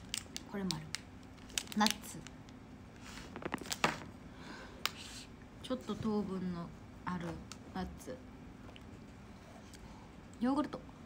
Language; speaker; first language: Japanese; non-native, fluent; Korean